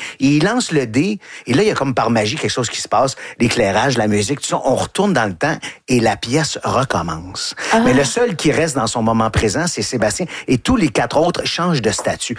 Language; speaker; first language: French; native; French